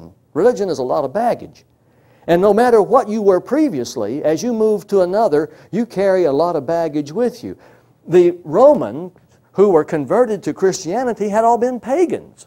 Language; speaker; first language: English; native; English